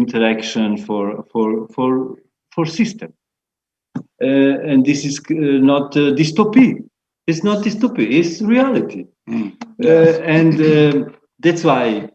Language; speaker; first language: English; non-native, fluent; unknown